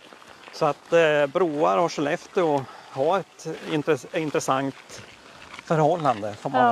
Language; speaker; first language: Swedish; native; Swedish